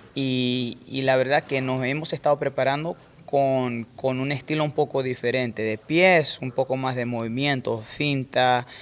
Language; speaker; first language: Spanish; native; Spanish